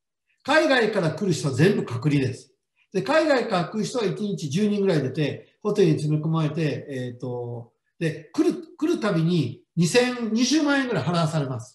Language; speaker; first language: Japanese; native; Japanese